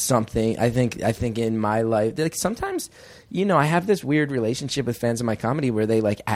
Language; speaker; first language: English; native; English